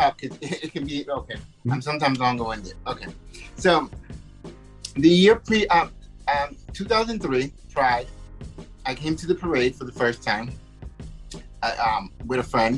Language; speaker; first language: English; early bilingual, other home language; Spanish